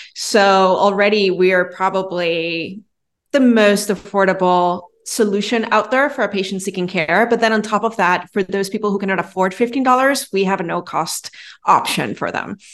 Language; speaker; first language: English; non-native, fluent; Spanish